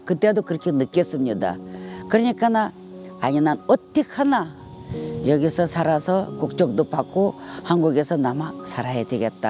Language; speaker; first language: Korean; non-native, fluent; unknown